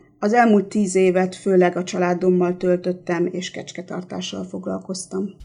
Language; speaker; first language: Hungarian; native; Hungarian